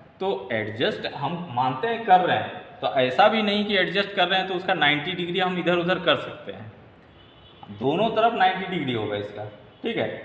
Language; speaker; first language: Hindi; native; Hindi